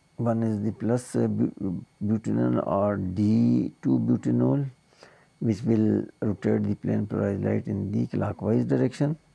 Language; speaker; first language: English; non-native, local second language; Urdu